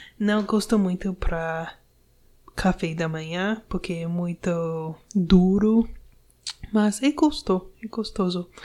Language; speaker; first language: Portuguese; non-native, learner; English